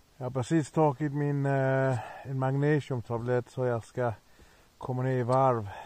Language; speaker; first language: Swedish; native; Swedish